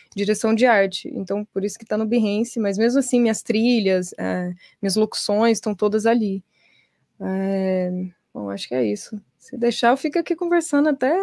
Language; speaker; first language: Portuguese; native; Portuguese